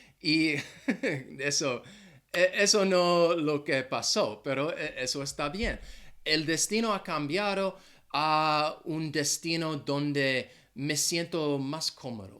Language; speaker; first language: Spanish; non-native, fluent; English